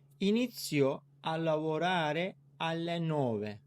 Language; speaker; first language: Italian; non-native, learner; Turkish